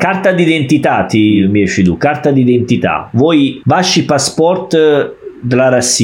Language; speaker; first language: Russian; non-native, fluent; Italian